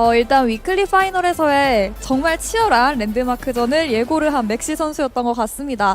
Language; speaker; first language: Korean; native; Korean